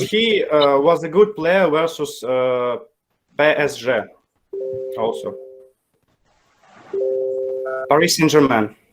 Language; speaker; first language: English; non-native, learner; Ukrainian